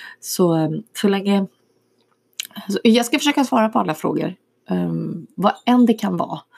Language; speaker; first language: Swedish; early bilingual, other home language; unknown